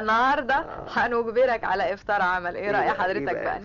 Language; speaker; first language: Arabic; native; Arabic